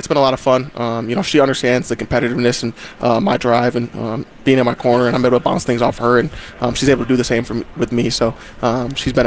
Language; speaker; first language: English; native; English